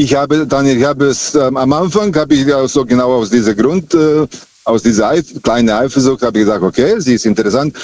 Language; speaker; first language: German; non-native, fluent; Serbian